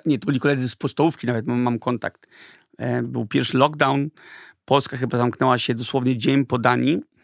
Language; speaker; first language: Polish; early bilingual, heritage; Polish